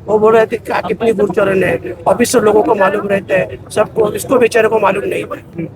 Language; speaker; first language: Hindi; non-native, local second language; Marathi